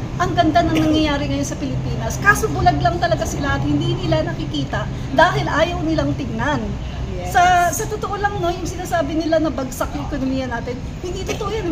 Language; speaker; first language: Filipino; non-native, local second language; Cebuano